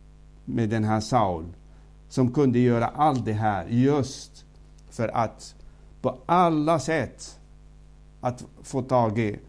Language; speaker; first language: Swedish; non-native, fluent; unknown